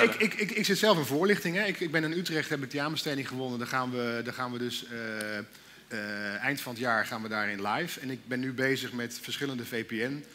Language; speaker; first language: Dutch; native; Dutch